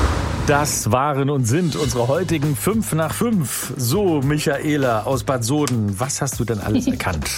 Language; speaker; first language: German; native; German